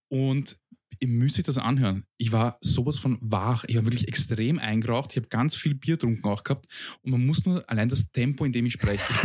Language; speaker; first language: German; early bilingual, other home language; Bosnian